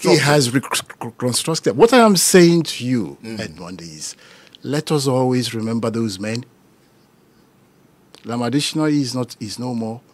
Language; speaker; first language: English; non-native, local second language; Yoruba